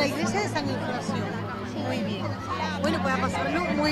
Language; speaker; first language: Spanish; native; Spanish